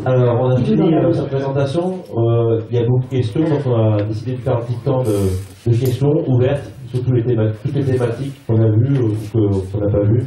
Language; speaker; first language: French; native; French